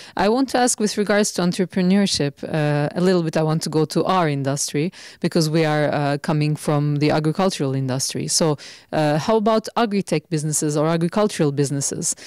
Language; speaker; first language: English; non-native, fluent; Turkish